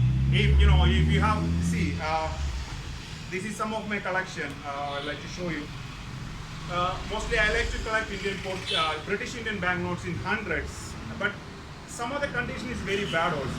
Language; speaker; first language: English; non-native, local second language; Malayalam